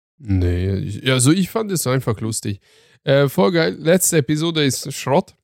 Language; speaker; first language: German; early bilingual, other home language; Turkish